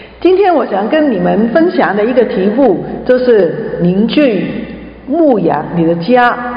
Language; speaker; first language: Chinese; non-native, local second language; Cantonese